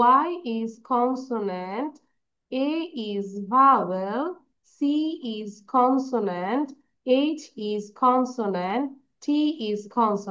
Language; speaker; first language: English; non-native, learner; Bangla